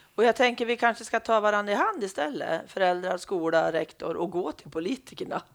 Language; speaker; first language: Swedish; native; Swedish